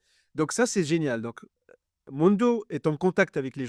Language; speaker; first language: French; non-native, local second language; Arabic